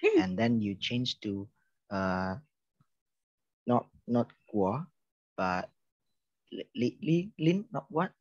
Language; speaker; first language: English; non-native, fluent; Indonesian